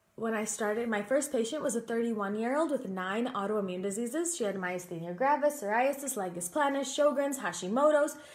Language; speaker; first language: English; native; English